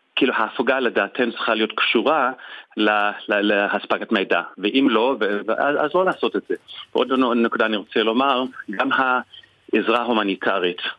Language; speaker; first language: Hebrew; non-native, fluent; English